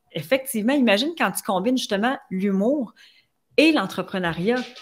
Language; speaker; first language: French; native; French